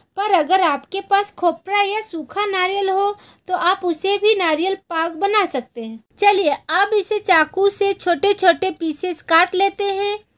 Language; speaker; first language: Hindi; native; Hindi